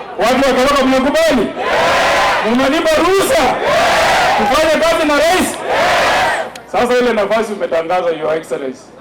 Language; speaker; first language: Swahili; non-native, local second language; Gusii